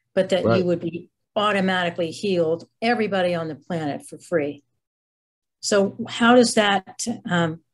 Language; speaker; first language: English; native; English